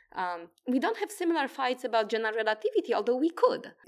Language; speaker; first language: English; non-native, fluent; Polish